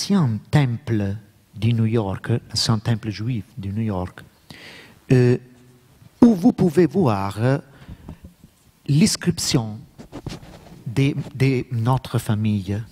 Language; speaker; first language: French; non-native, learner; Italian